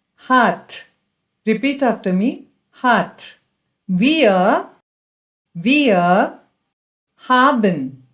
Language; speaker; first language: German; non-native, fluent; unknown